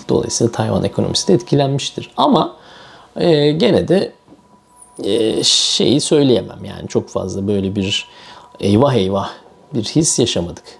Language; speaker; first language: Turkish; native; Turkish